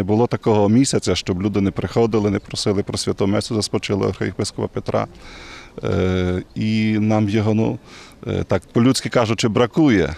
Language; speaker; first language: Ukrainian; native; Ukrainian